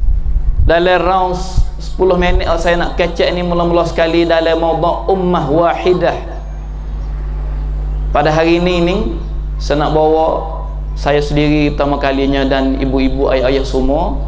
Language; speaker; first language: Malay; native; Malay